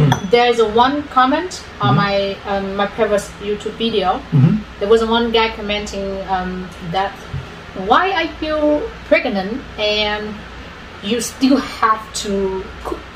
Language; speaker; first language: English; non-native, fluent; Vietnamese